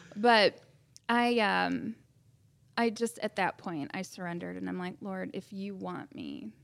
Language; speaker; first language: English; native; English